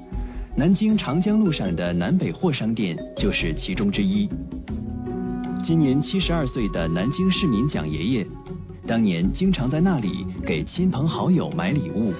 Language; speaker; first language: Chinese; native; Chinese